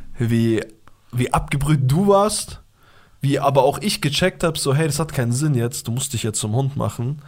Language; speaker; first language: German; early bilingual, other home language; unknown